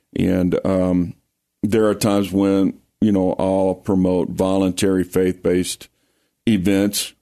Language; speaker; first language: English; native; English